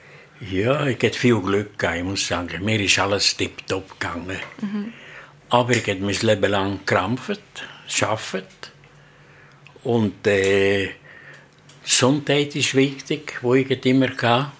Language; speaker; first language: German; non-native, learner; Italian